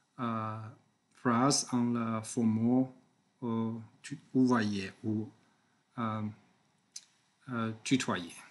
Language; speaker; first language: French; non-native, learner; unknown